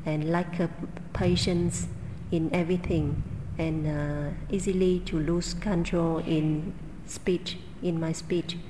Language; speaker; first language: English; non-native, learner; Vietnamese